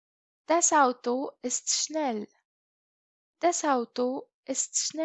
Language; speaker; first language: German; non-native, fluent; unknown